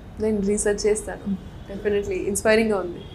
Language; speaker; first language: Telugu; non-native, local second language; Hindi